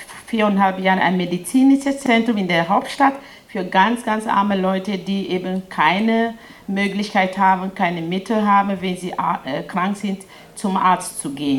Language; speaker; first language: German; non-native, fluent; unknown